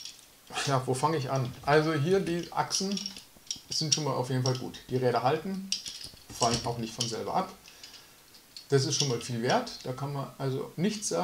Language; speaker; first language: German; native; German